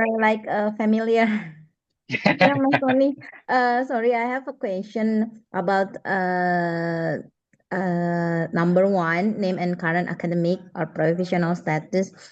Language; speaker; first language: English; non-native, learner; Indonesian